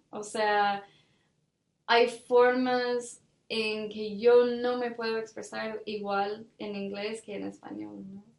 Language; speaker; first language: Spanish; non-native, fluent; English